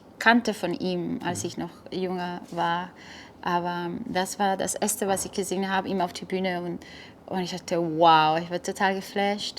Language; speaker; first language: German; non-native, fluent; Spanish